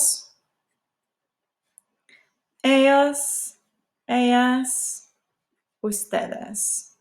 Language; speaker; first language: Spanish; non-native, fluent; English